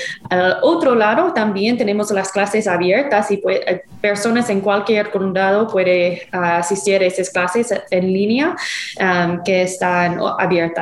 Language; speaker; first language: Spanish; non-native, fluent; English